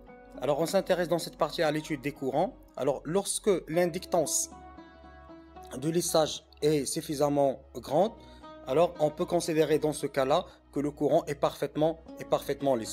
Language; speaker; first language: French; non-native, local second language; Arabic